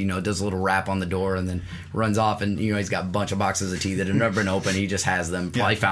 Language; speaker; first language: English; native; English